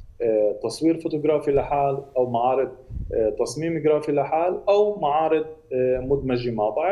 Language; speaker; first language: Arabic; native; Arabic